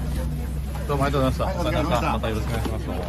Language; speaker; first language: Japanese; non-native, learner; Filipino